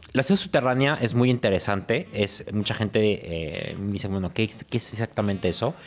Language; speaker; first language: Spanish; native; Spanish